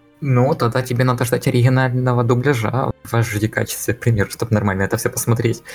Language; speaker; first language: Russian; native; Russian